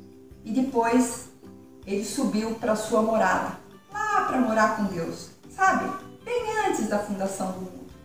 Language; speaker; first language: Portuguese; native; Portuguese